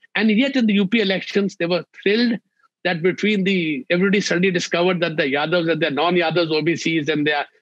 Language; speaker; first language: English; non-native, local second language; Hindi